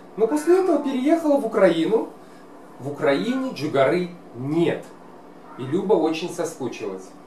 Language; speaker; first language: Russian; non-native, local second language; Kara-Kalpak